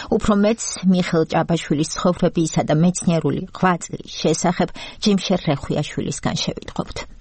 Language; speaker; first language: Georgian; native; Georgian